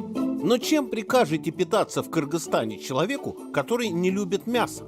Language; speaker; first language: Russian; native; Russian